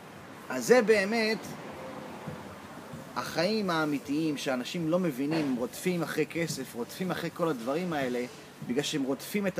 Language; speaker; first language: Hebrew; early bilingual, heritage; English